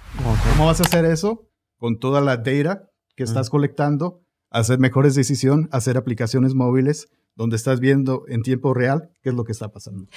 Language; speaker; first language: Spanish; early bilingual, heritage; Spanish